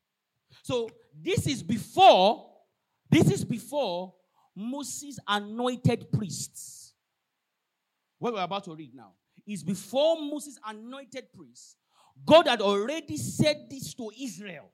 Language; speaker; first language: English; non-native, local second language; Yoruba